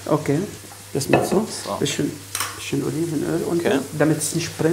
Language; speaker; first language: German; non-native, fluent; Arabic